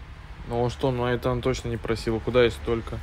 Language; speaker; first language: Russian; native; Russian